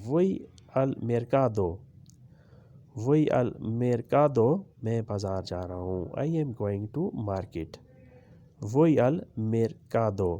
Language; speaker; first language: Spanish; non-native, learner; Urdu